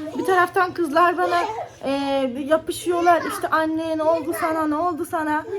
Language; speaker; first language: Turkish; native; Turkish